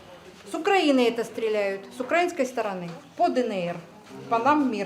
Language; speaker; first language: Russian; native; Russian